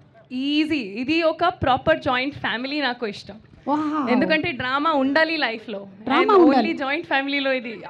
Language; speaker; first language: Telugu; non-native, fluent; Hindi